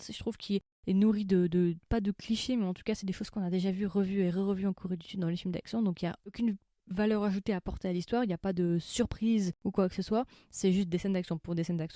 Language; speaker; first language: French; native; French